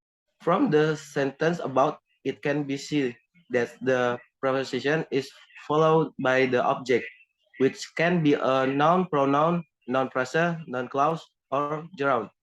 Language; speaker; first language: English; non-native, learner; Indonesian